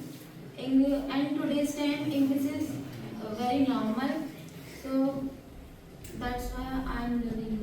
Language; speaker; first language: English; non-native, learner; Hindi